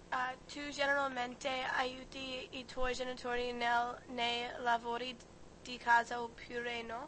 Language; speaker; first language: Italian; non-native, learner; English